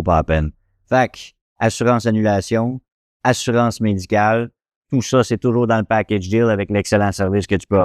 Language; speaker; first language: French; native; French